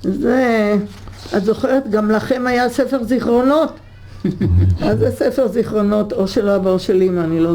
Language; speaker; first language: Hebrew; early bilingual, other home language; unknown